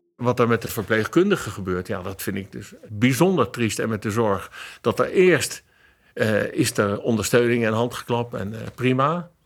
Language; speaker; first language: Dutch; native; Dutch